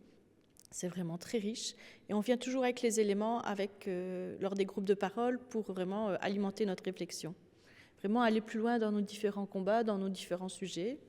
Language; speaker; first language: French; native; French